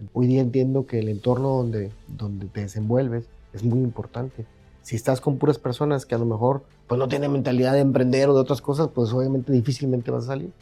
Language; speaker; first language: Spanish; native; Spanish